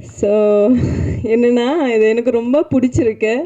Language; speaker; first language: Tamil; non-native, fluent; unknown